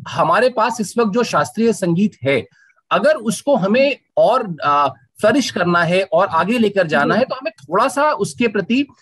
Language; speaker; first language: Hindi; native; Hindi